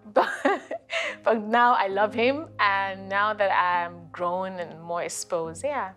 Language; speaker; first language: English; non-native, local second language; Igbo